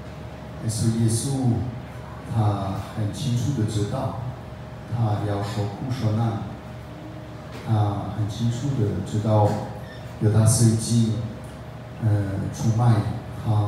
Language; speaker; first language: Chinese; non-native, fluent; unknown